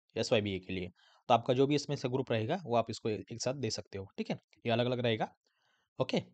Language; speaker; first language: Hindi; non-native, local second language; Marathi